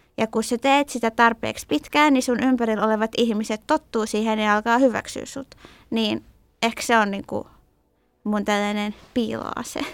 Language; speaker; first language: Finnish; early bilingual, other home language; Persian